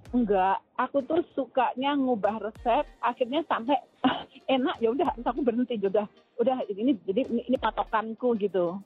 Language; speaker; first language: Indonesian; native; Indonesian